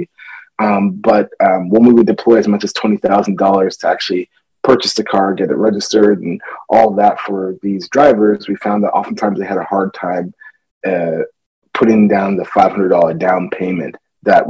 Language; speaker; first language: English; native; English